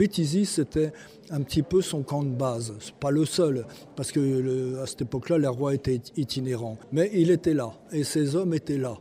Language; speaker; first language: French; native; French